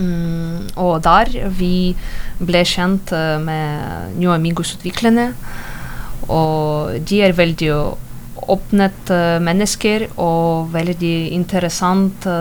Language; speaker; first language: Norwegian; non-native, learner; Ukrainian